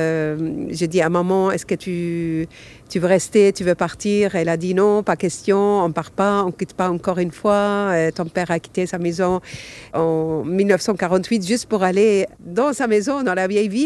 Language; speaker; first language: French; non-native, fluent; Arabic